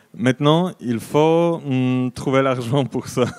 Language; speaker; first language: French; non-native, fluent; Polish